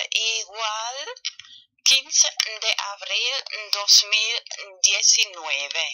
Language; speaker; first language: Spanish; non-native, fluent; German